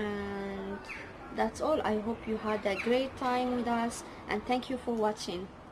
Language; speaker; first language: English; non-native, learner; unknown